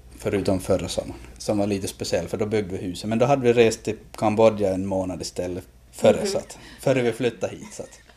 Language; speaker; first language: Swedish; native; Swedish